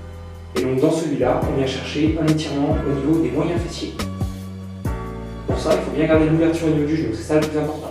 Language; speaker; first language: French; native; French